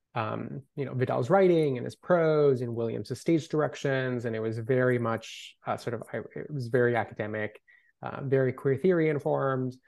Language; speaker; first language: English; non-native, fluent; Spanish